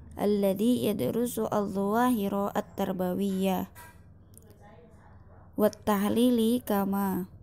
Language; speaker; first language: Arabic; non-native, learner; Indonesian